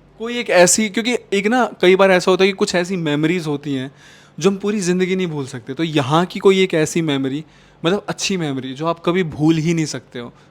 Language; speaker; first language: Hindi; native; Hindi